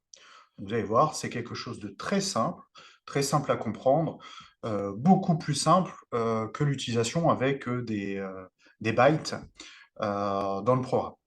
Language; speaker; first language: French; native; French